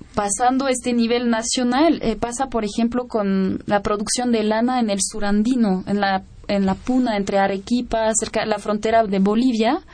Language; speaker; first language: Spanish; non-native, fluent; French